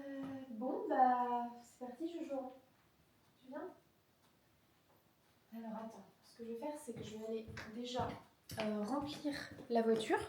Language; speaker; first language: French; native; French